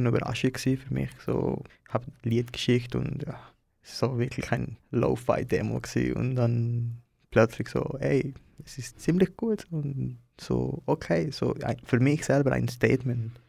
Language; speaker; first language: German; non-native, fluent; Spanish